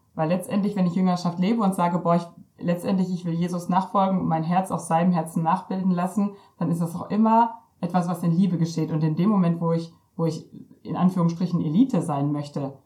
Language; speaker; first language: German; native; German